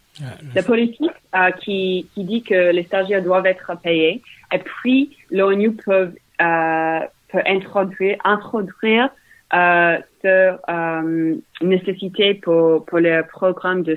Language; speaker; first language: French; non-native, learner; English